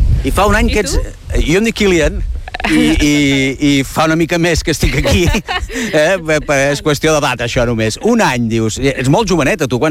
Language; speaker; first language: Catalan; native; Catalan